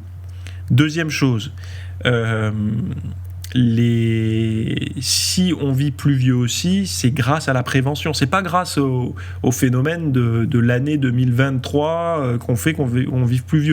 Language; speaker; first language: French; native; French